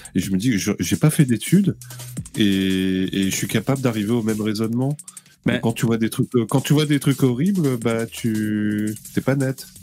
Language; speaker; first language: French; native; French